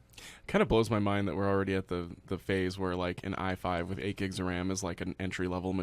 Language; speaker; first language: English; native; English